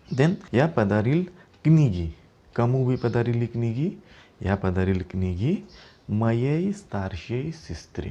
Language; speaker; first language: Russian; non-native, fluent; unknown